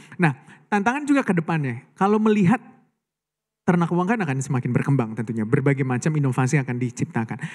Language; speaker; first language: Indonesian; native; Indonesian